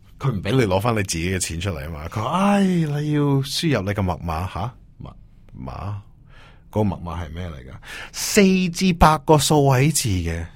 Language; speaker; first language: Cantonese; early bilingual, heritage; Cantonese